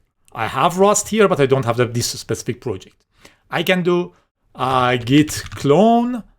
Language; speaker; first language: English; non-native, fluent; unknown